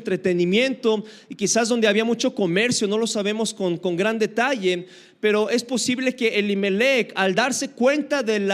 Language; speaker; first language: Spanish; native; Spanish